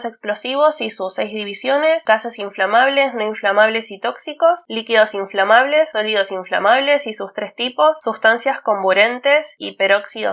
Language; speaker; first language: Spanish; native; Spanish